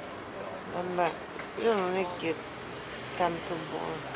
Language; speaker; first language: Italian; non-native, learner; Bulgarian